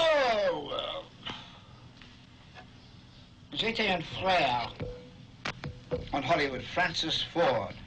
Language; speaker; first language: French; non-native, learner; English